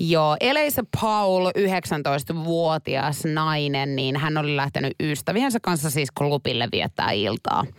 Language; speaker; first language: Finnish; native; Finnish